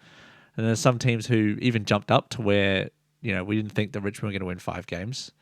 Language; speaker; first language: English; native; English